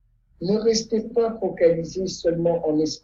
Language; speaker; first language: French; non-native, fluent; Italian